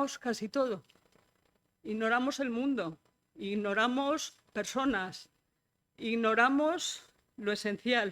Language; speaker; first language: Spanish; native; Spanish